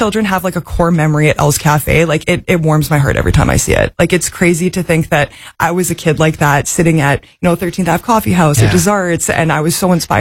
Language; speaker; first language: English; native; English